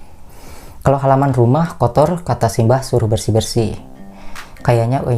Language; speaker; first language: Indonesian; native; Indonesian